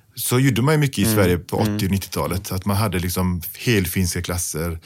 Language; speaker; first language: Swedish; early bilingual, other home language; Pashto